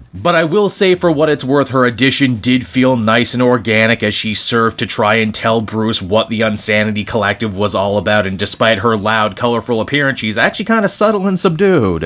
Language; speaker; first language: English; native; English